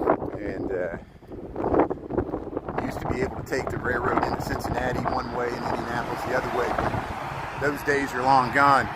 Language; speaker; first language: English; native; English